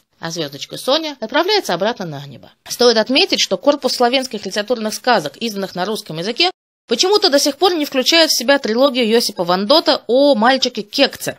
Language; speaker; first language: Russian; native; Russian